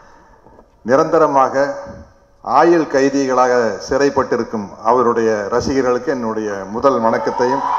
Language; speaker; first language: Tamil; native; Tamil